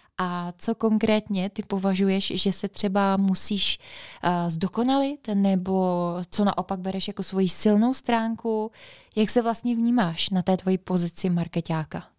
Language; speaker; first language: Czech; native; Czech